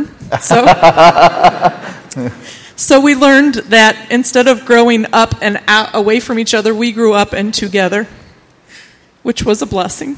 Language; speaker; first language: English; native; English